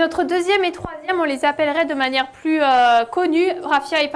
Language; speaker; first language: French; native; French